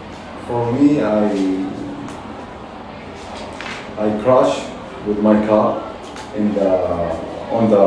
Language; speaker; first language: English; non-native, learner; Arabic